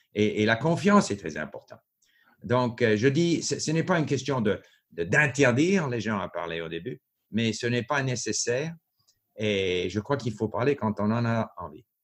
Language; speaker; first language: French; non-native, local second language; English